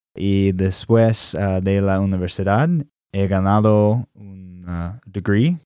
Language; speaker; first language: Spanish; non-native, learner; English